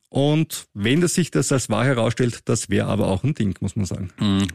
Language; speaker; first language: German; native; German